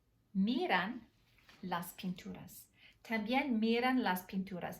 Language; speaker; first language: Spanish; non-native, fluent; English